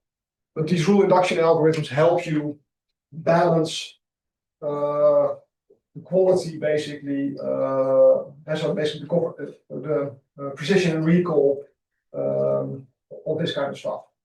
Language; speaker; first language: English; non-native, fluent; Dutch